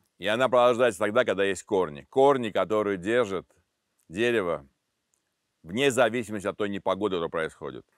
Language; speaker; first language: Russian; non-native, local second language; Armenian